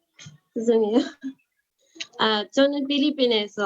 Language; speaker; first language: Korean; early bilingual, other home language; Filipino